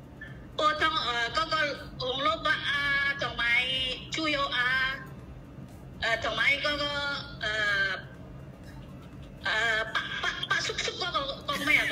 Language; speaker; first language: Cantonese; non-native, learner; Indonesian